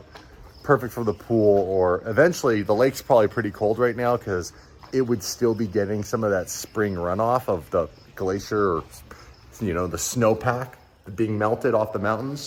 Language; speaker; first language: English; native; English